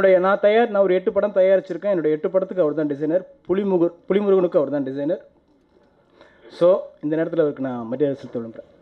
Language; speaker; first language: Tamil; native; Tamil